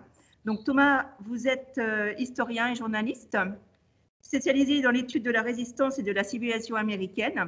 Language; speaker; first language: French; native; French